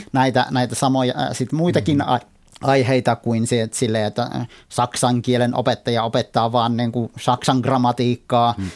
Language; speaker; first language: Finnish; non-native, fluent; Somali